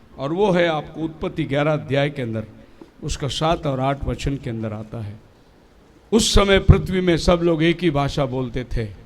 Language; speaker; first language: Hindi; non-native, local second language; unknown